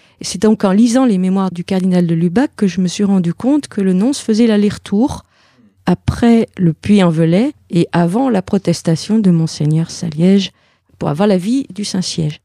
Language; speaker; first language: French; native; French